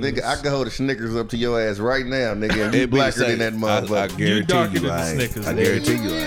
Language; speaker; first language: English; native; English